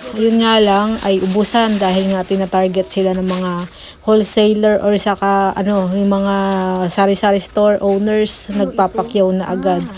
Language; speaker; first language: Filipino; native; Filipino